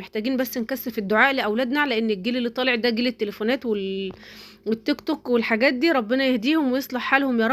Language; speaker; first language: Arabic; native; Arabic